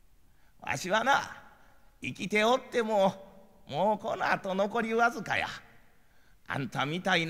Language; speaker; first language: Japanese; native; Japanese